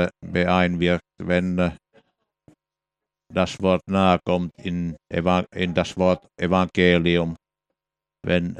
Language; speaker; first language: German; non-native, fluent; Finnish